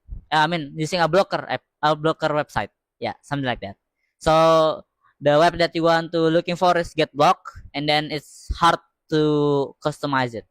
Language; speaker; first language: English; non-native, learner; Indonesian